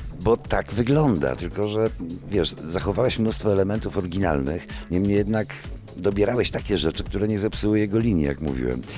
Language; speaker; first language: Polish; native; Polish